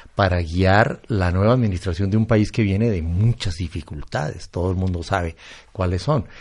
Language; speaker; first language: Spanish; native; Spanish